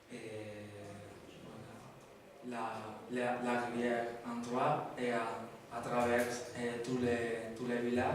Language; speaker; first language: French; non-native, learner; Spanish